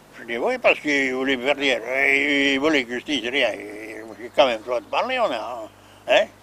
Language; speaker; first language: French; non-native, local second language; Swiss German